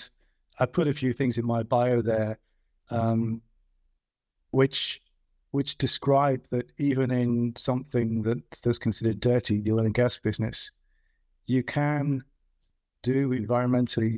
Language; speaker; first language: English; native; English